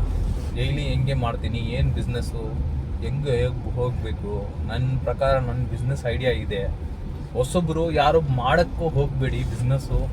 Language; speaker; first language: Kannada; non-native, local second language; Urdu